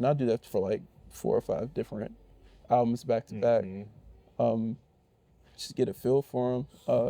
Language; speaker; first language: English; native; English